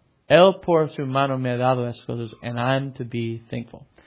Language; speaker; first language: Spanish; non-native, fluent; English